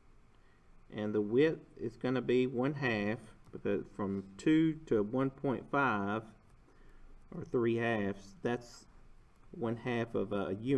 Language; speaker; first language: English; native; English